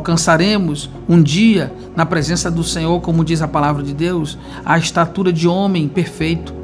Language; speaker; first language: Portuguese; native; Portuguese